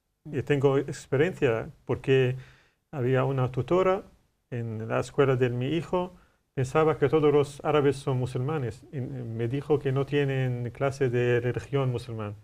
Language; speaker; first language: Spanish; non-native, learner; Arabic